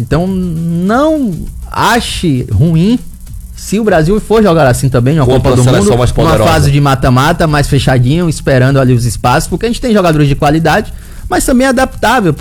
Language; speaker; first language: Portuguese; native; Portuguese